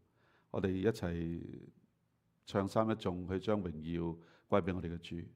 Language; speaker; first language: Chinese; native; Chinese